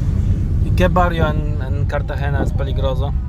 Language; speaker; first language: Spanish; non-native, learner; Polish